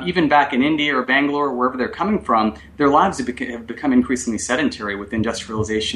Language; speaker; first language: English; non-native, local second language; Bangla